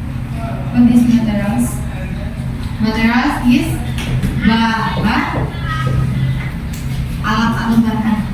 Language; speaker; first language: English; non-native, learner; Indonesian